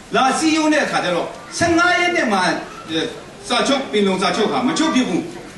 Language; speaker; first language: Burmese; non-native, local second language; Kachin